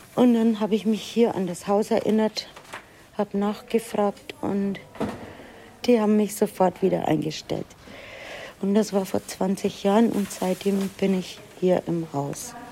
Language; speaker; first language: German; native; German